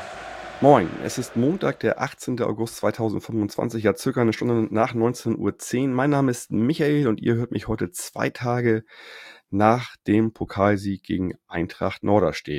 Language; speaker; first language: German; native; German